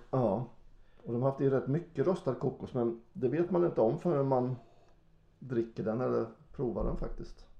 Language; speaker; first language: Swedish; native; Swedish